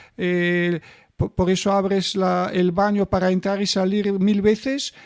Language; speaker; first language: Spanish; non-native, fluent; Bulgarian